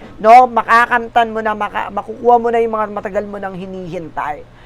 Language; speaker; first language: Filipino; native; Filipino